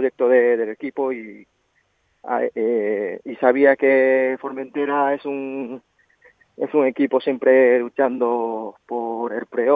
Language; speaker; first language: Spanish; non-native, learner; Japanese